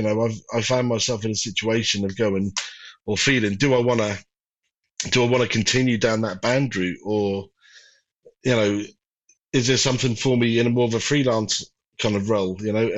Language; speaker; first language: English; native; English